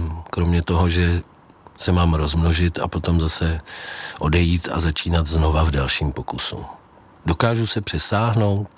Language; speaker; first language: Czech; native; Czech